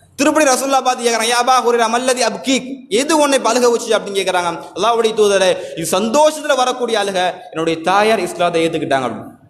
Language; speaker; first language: Tamil; native; Tamil